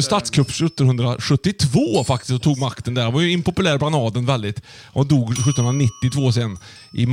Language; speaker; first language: Swedish; native; Swedish